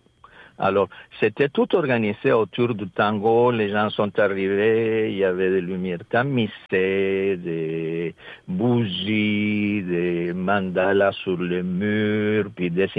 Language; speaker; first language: French; non-native, fluent; Spanish